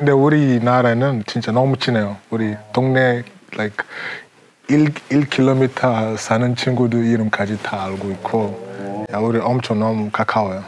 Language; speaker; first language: Korean; non-native, fluent; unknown